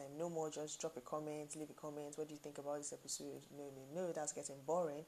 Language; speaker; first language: English; non-native, local second language; Yoruba